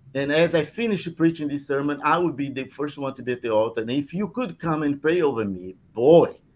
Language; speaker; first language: English; non-native, fluent; Portuguese